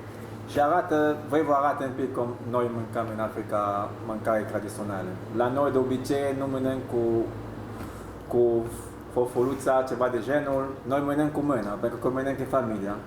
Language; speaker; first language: Romanian; non-native, fluent; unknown